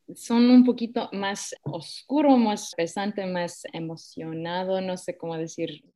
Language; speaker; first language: Spanish; early bilingual, heritage; Spanish